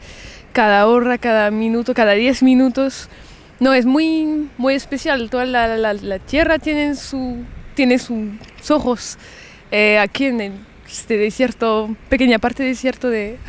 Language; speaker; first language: Spanish; early bilingual, heritage; French